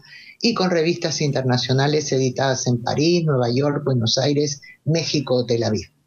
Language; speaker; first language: Spanish; native; Spanish